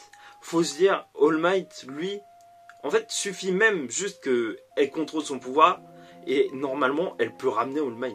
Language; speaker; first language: French; native; French